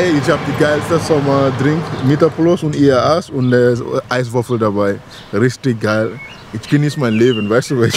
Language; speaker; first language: German; non-native, learner; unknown